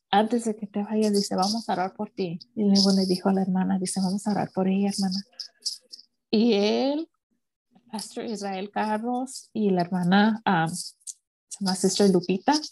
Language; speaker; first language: Spanish; early bilingual, heritage; Spanish